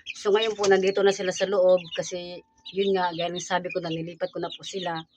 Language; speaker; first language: Filipino; non-native, local second language; Cebuano